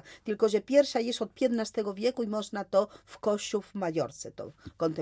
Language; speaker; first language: Polish; non-native, fluent; Spanish